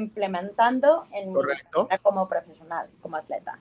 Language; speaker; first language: Spanish; early bilingual, heritage; Spanish